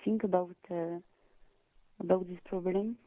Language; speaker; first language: English; non-native, learner; French